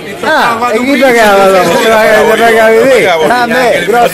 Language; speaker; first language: Italian; native; Italian